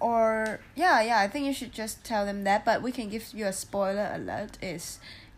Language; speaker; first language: English; non-native, local second language; Cantonese